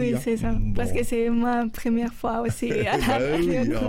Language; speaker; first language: French; non-native, learner; Spanish